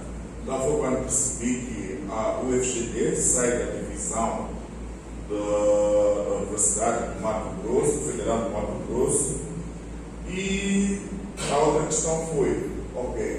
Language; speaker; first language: Portuguese; non-native, local second language; Tsonga